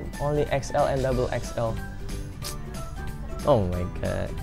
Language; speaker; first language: English; non-native, fluent; Indonesian